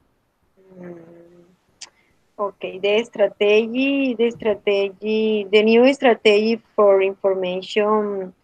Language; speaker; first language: English; non-native, learner; Spanish